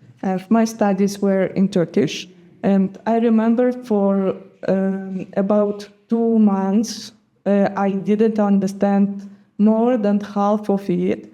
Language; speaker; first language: English; non-native, fluent; Gagauz